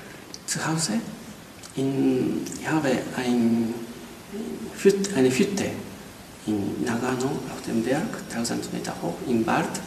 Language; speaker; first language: German; non-native, fluent; Japanese